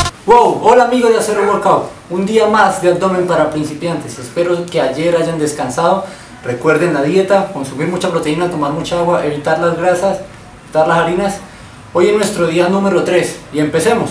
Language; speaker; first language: Spanish; native; Spanish